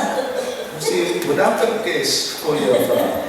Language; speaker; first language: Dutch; non-native, fluent; Indonesian